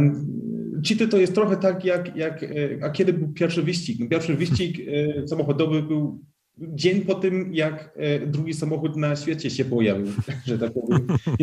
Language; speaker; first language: Polish; early bilingual, heritage; Polish